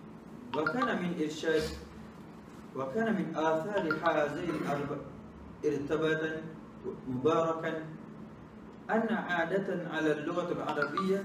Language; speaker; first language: Arabic; non-native, learner; Malay